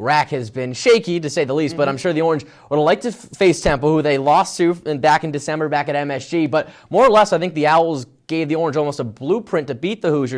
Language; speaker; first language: English; native; English